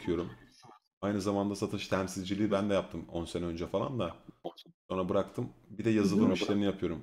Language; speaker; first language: Turkish; early bilingual, heritage; Turkish